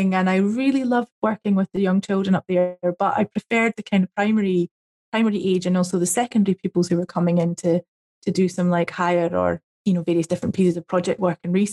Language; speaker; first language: English; native; English